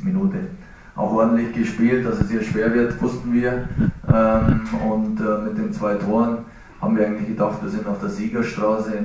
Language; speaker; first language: German; native; German